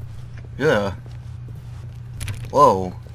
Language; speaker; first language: English; native; English